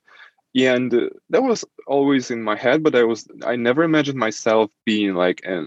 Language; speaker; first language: English; non-native, fluent; Russian